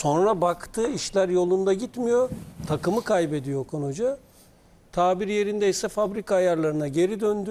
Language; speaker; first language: Turkish; native; Turkish